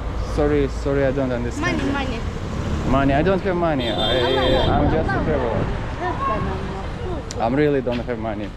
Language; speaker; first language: English; non-native, learner; Russian